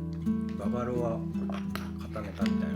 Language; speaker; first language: Japanese; native; Japanese